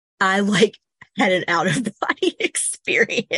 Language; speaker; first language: English; native; English